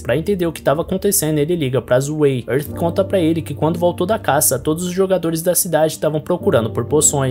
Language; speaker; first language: Portuguese; native; Portuguese